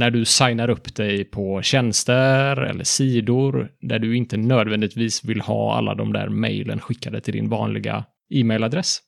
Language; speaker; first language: Swedish; native; Swedish